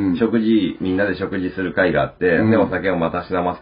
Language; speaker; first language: Japanese; native; Japanese